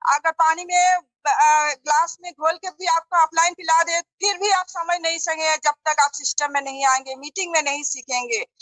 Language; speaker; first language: Hindi; non-native, local second language; Bangla